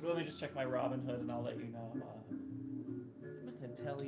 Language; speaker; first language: English; native; English